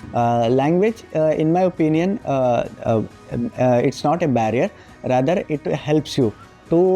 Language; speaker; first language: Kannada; non-native, local second language; Urdu